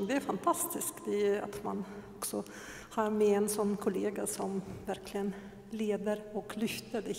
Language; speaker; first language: Swedish; non-native, fluent; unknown